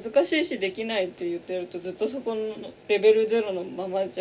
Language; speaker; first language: Japanese; native; Japanese